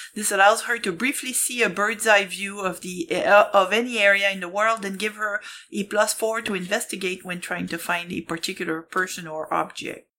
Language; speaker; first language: English; non-native, fluent; French